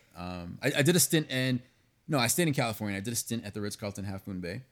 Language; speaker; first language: English; early bilingual, other home language; Spanish